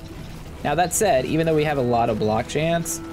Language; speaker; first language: English; native; English